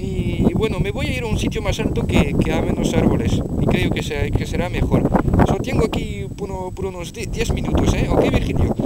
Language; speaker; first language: Spanish; non-native, fluent; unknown